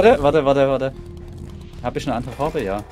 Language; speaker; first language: German; native; German